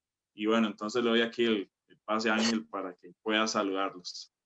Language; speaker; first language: Spanish; native; Spanish